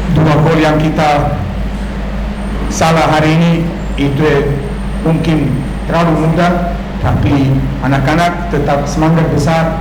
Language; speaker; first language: Indonesian; non-native, fluent; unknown